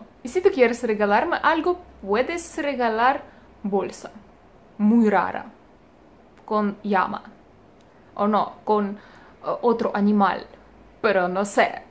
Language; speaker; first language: Spanish; non-native, learner; Russian